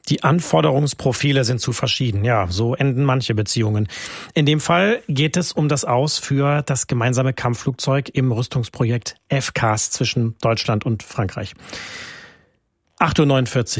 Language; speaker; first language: German; native; German